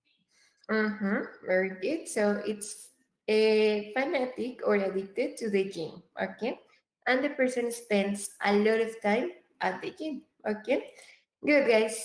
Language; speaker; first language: English; non-native, fluent; Spanish